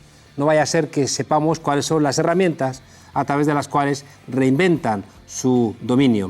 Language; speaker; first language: Spanish; native; Spanish